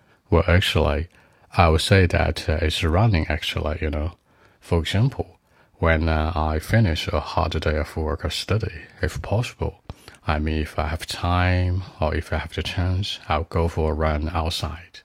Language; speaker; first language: English; non-native, fluent; Chinese